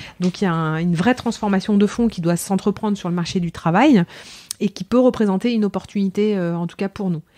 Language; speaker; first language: French; native; French